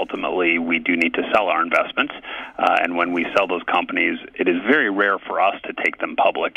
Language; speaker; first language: English; native; English